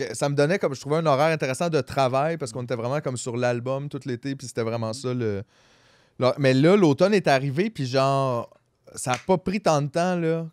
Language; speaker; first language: French; native; French